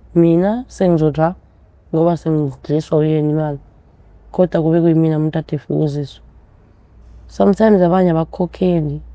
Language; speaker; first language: Zulu; early bilingual, other home language; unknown